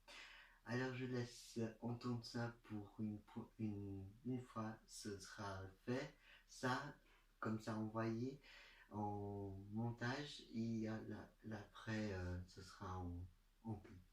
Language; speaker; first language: French; non-native, learner; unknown